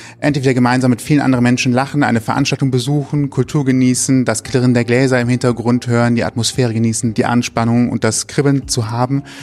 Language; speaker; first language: German; native; German